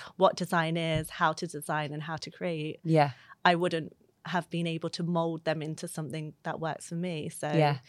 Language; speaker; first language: English; native; English